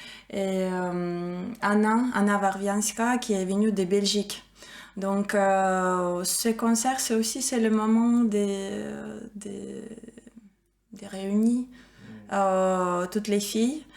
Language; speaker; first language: French; non-native, fluent; Ukrainian